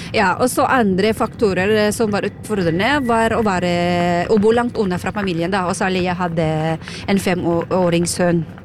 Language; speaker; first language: Norwegian; non-native, fluent; Filipino